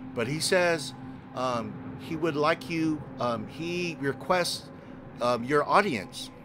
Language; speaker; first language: English; native; English